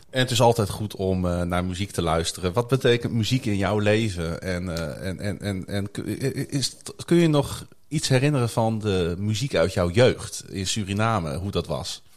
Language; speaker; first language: Dutch; native; Dutch